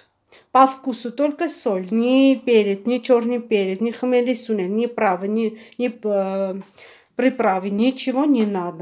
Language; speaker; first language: Russian; non-native, fluent; Armenian